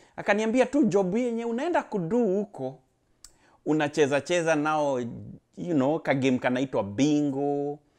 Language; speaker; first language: Swahili; native; Swahili